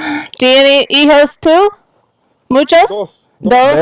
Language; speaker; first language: Spanish; non-native, learner; English